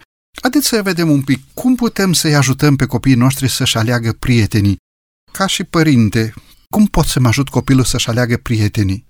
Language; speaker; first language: Romanian; native; Romanian